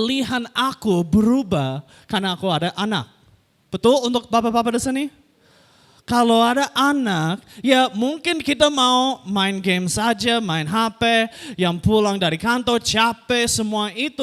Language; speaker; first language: Indonesian; non-native, fluent; English